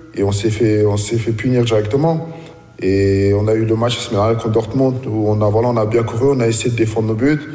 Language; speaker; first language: French; native; French